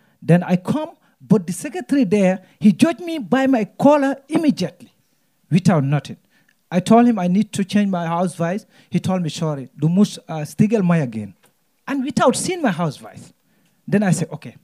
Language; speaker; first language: English; non-native, local second language; Wolof